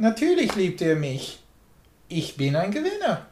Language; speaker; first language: German; non-native, learner; English